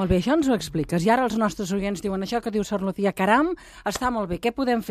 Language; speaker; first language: Catalan; native; Catalan